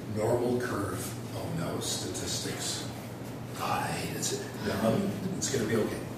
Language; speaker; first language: English; native; English